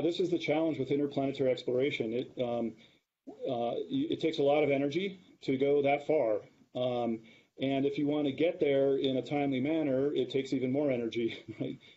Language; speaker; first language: English; native; English